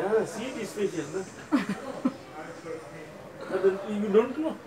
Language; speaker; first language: English; non-native, learner; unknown